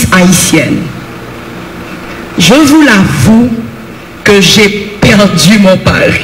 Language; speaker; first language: French; non-native, local second language; Haitian Creole